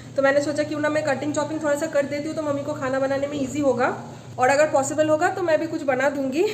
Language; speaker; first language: Hindi; non-native, local second language; Bangla